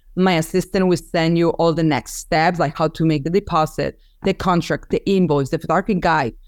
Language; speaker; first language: English; non-native, fluent; Spanish